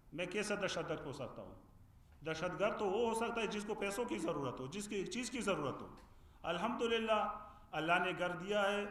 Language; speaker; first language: Urdu; non-native, fluent; Pashto